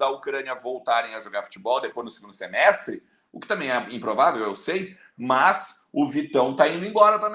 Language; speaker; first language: Portuguese; native; Portuguese